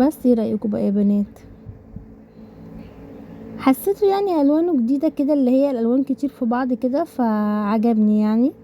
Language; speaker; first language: Arabic; native; Arabic